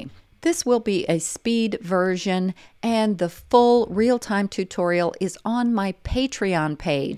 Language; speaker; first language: English; native; English